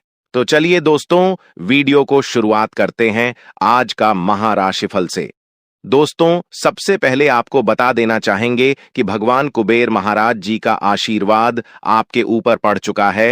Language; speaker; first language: Hindi; non-native, local second language; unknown